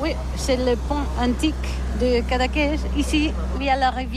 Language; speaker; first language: French; non-native, learner; Catalan